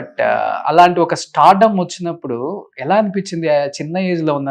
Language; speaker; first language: Telugu; native; Telugu